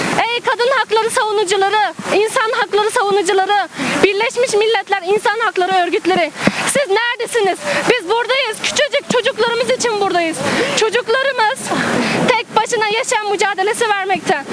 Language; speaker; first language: Turkish; non-native, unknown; Uyghur